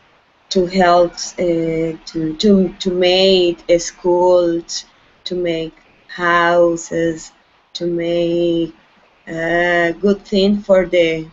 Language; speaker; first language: English; non-native, learner; Spanish